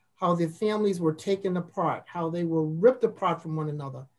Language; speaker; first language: English; native; English